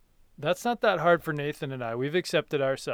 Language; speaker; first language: English; native; English